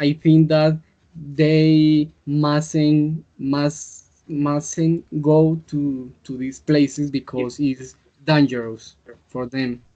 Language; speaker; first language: English; non-native, learner; Spanish